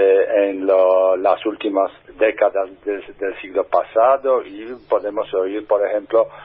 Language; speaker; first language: Spanish; non-native, fluent; Polish